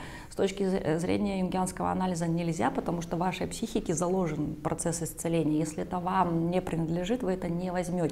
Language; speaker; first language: Russian; native; Russian